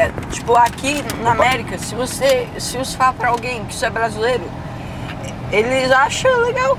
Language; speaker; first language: Portuguese; early bilingual, heritage; Portuguese